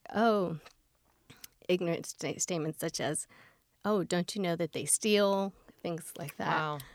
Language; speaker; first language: English; native; English